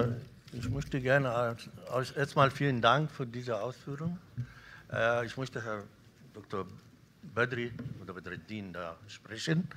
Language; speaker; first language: German; non-native, local second language; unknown